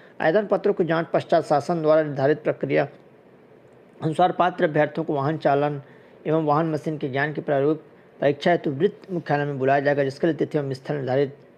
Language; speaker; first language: Hindi; native; Hindi